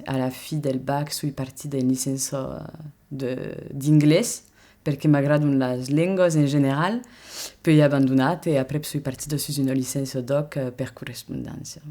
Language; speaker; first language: Occitan; non-native, local second language; French